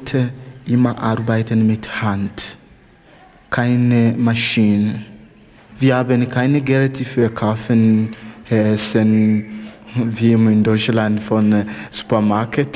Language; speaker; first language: German; non-native, learner; Swahili